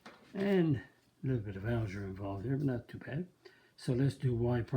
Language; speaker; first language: English; native; English